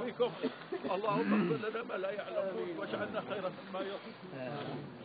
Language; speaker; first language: Arabic; native; Arabic